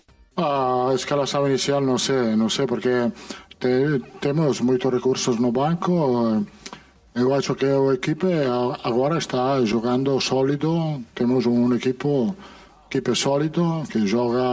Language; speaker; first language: Portuguese; non-native, fluent; Italian